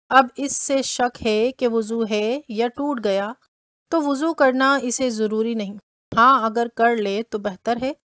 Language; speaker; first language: Hindi; native; Hindi